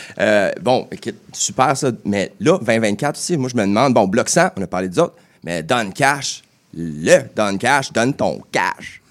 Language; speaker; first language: French; native; French